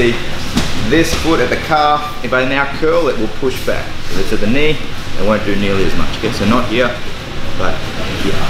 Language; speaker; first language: English; native; English